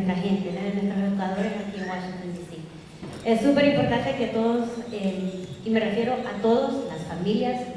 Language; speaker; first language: Spanish; native; Spanish